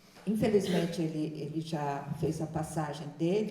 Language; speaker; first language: Portuguese; early bilingual, other home language; Chinese